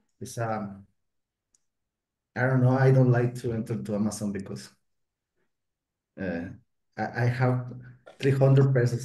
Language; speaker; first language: English; non-native, learner; Spanish